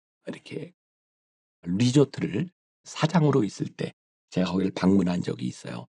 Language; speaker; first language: Korean; native; Korean